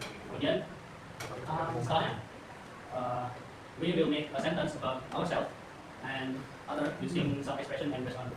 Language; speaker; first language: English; non-native, learner; Indonesian